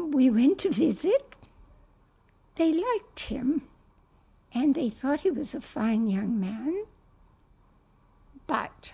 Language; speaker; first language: English; native; English